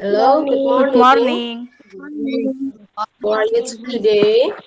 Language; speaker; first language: English; non-native, fluent; Indonesian